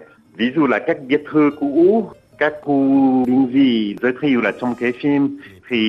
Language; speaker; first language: Vietnamese; non-native, fluent; French